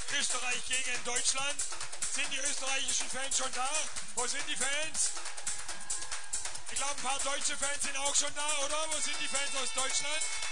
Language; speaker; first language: German; native; German